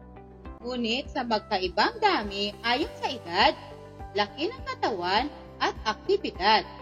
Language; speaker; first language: Filipino; native; Filipino